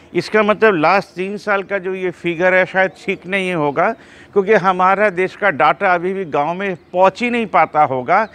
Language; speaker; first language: Hindi; non-native, local second language; Bangla